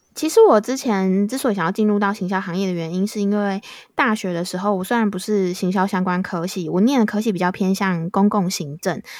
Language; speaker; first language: Chinese; native; Chinese